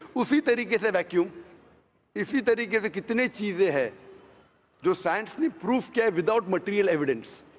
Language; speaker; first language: Hindi; non-native, local second language; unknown